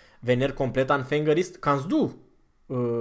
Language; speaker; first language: German; non-native, fluent; Romanian